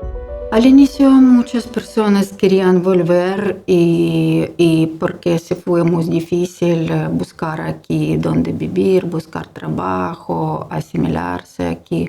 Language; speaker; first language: Spanish; non-native, learner; Ukrainian